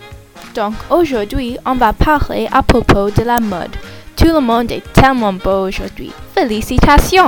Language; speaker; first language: French; non-native, learner; English